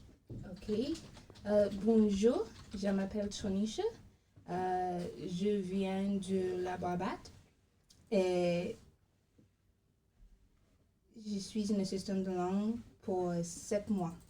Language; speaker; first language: French; non-native, learner; English